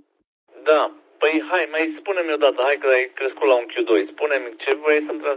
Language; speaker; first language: Romanian; native; Romanian